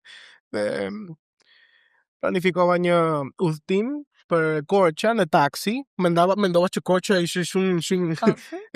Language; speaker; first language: Albanian; non-native, learner; Spanish